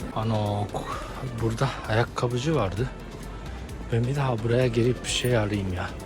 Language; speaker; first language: Turkish; non-native, fluent; Japanese